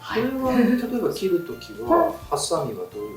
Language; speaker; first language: Japanese; native; Japanese